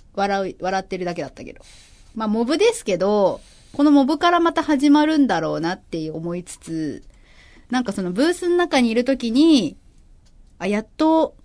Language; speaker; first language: Japanese; native; Japanese